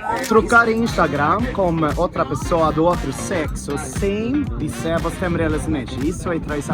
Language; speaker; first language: Portuguese; non-native, learner; Swedish